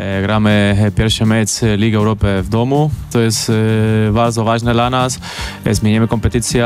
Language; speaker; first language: Polish; non-native, learner; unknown